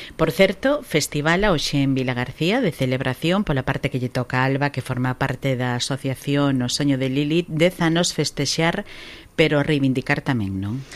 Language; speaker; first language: Galician; native; Galician